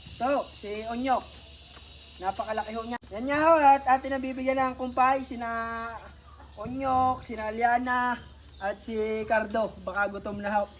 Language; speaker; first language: Filipino; native; Filipino